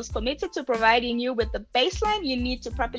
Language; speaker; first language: English; non-native, local second language; Shona